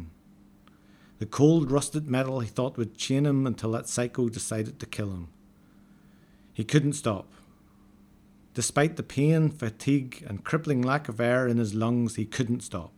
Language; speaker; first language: English; native; English